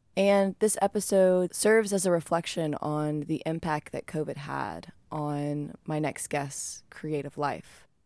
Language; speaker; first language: English; native; English